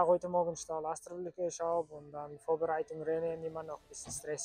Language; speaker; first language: German; non-native, learner; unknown